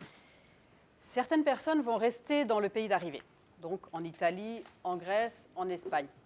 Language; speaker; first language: French; native; French